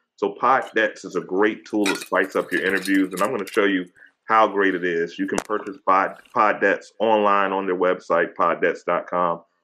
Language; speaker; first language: English; native; English